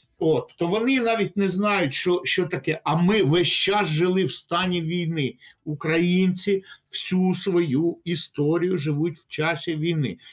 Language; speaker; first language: Ukrainian; non-native, local second language; Russian